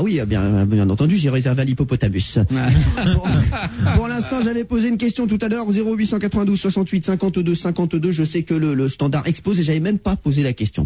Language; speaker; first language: French; native; French